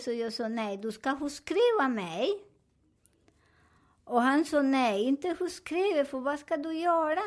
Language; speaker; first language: Swedish; non-native, learner; Spanish